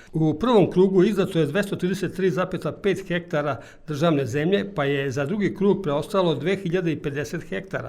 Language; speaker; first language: Serbian; native; Serbian